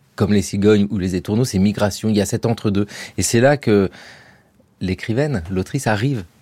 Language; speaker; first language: French; native; French